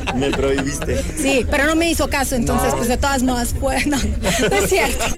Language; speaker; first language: Spanish; non-native, fluent; Russian